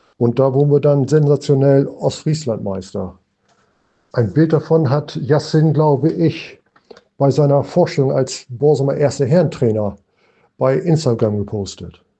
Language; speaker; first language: German; native; German